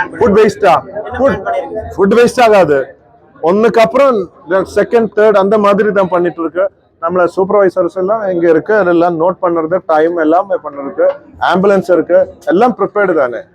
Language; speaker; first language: Tamil; non-native, learner; Malayalam